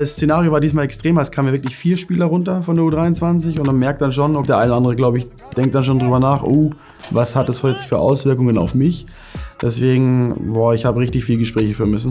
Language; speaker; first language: German; native; German